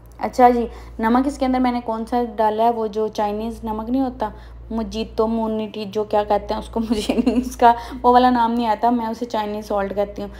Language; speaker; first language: Urdu; native; Urdu